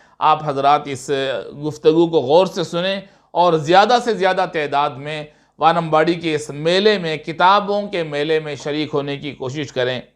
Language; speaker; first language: Urdu; native; Urdu